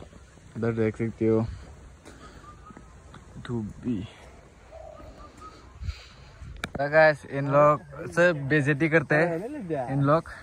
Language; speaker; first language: Hindi; non-native, local second language; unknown